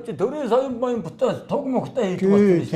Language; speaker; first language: Mongolian; native; Mongolian